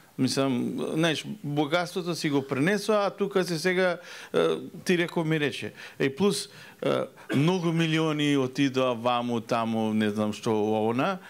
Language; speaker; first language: Macedonian; native; Macedonian